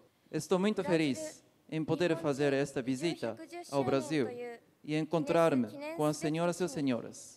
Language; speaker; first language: Portuguese; non-native, learner; Japanese